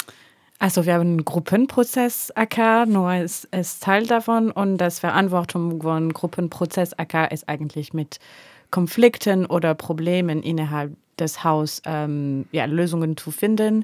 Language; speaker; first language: German; non-native, learner; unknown